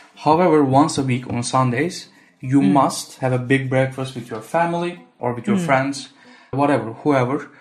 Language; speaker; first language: English; non-native, fluent; Turkish